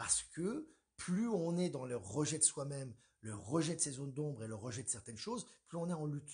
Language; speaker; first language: French; native; French